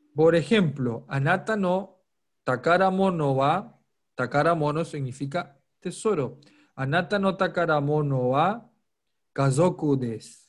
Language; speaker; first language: Spanish; native; Spanish